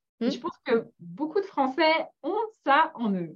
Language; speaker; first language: French; native; French